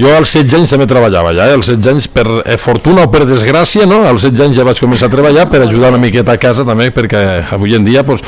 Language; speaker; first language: Catalan; native; Catalan